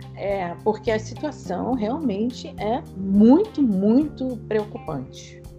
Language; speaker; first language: Portuguese; non-native, fluent; English